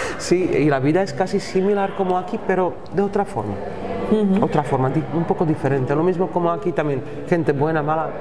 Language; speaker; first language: Spanish; non-native, fluent; Slovak